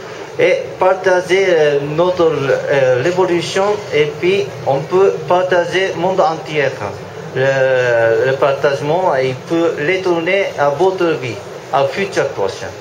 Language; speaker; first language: French; non-native, learner; Japanese